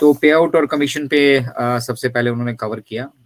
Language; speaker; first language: Hindi; native; Hindi